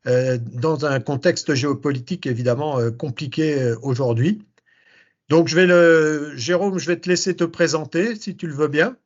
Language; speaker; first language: French; native; French